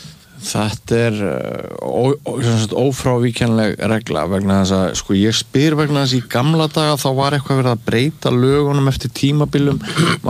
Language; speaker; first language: Icelandic; native; Icelandic